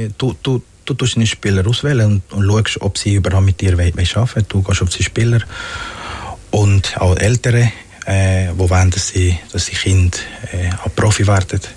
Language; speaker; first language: German; early bilingual, other home language; Spanish